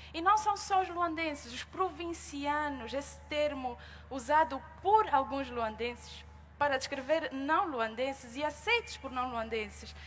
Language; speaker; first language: Portuguese; native; Portuguese